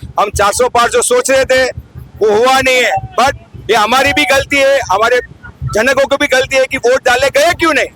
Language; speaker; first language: Hindi; non-native, local second language; Tamil